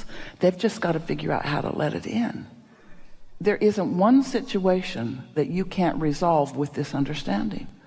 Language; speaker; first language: English; native; English